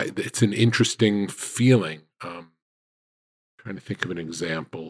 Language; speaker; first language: English; native; English